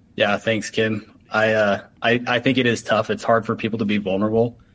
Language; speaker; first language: English; native; English